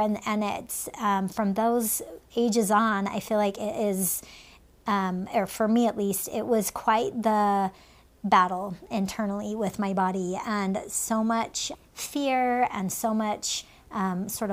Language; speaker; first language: English; native; English